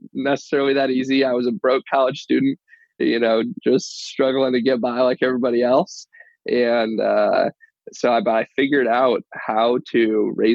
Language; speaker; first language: English; native; English